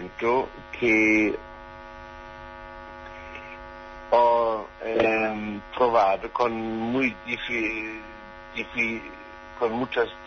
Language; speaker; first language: Spanish; non-native, learner; German